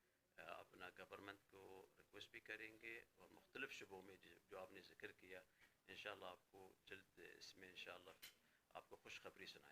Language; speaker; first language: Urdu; non-native, fluent; Arabic